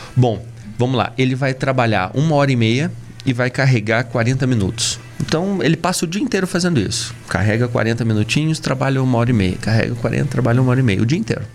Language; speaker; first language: Portuguese; native; Portuguese